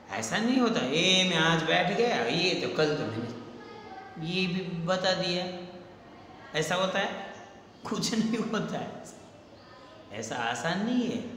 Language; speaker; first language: Hindi; non-native, local second language; Gujarati